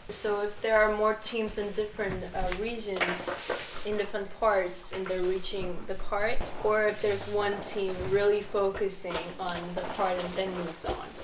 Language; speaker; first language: English; non-native, fluent; Czech